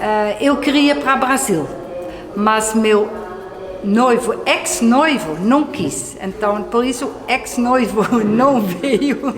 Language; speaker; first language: Portuguese; non-native, fluent; Dutch